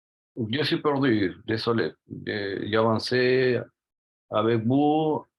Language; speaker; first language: French; non-native, learner; Spanish